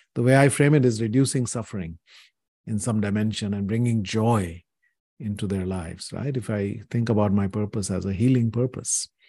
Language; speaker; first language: English; non-native, local second language; Hindi